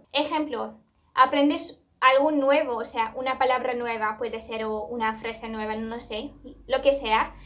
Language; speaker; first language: Spanish; non-native, fluent; Turkish